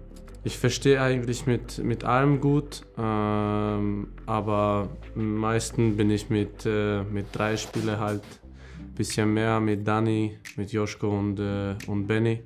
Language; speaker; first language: German; non-native, fluent; Hungarian